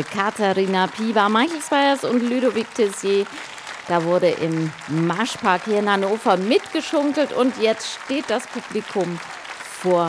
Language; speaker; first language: German; native; German